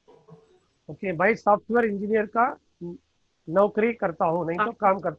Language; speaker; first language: Hindi; non-native, learner; Tamil